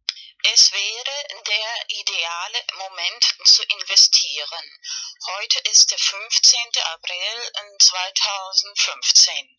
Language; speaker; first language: German; non-native, fluent; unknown